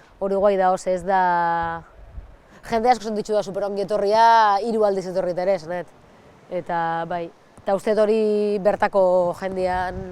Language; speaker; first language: Basque; native; Basque